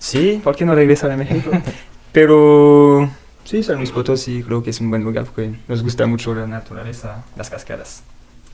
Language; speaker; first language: Spanish; non-native, learner; French